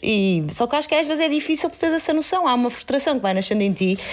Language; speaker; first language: Portuguese; native; Portuguese